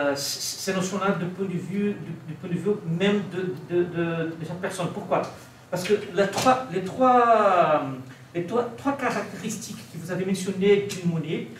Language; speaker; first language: French; non-native, learner; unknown